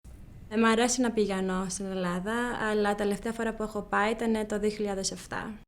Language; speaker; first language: Greek; early bilingual, heritage; Greek